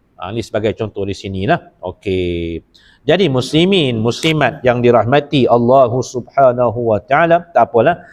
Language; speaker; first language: Malay; native; Malay